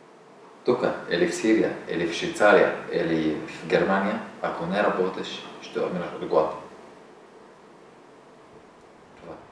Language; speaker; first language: Bulgarian; non-native, learner; Arabic